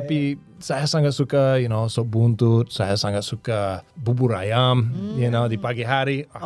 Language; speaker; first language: Indonesian; non-native, learner; English